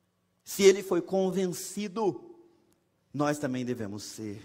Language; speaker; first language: Portuguese; native; Portuguese